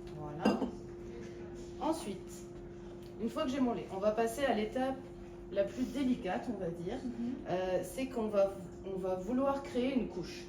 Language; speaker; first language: French; native; French